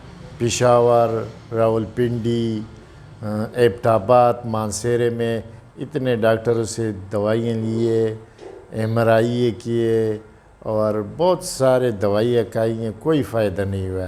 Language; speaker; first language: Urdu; non-native, local second language; Pashto